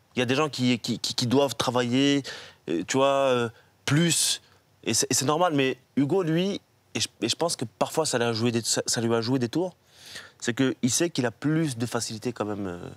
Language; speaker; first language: French; native; French